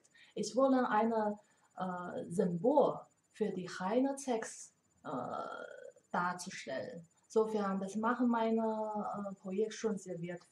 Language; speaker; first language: German; non-native, learner; Chinese